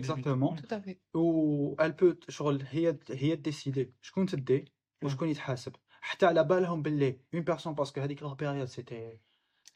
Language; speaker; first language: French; non-native, local second language; Arabic